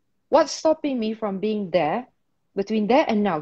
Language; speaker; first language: English; non-native, local second language; Malay